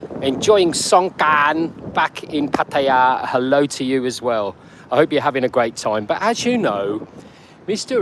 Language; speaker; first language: English; native; English